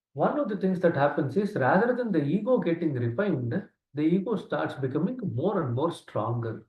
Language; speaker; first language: English; non-native, local second language; Kannada